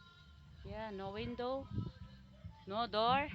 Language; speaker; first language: English; non-native, learner; Filipino